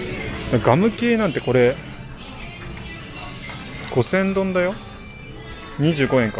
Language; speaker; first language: Japanese; native; Japanese